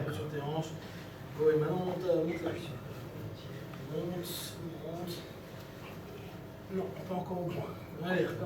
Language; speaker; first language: French; native; French